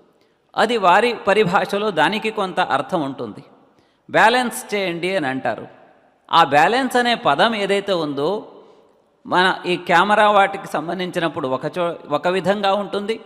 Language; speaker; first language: Telugu; native; Telugu